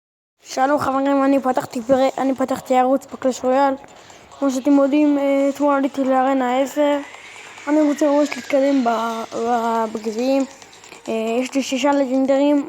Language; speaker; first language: Hebrew; native; Hebrew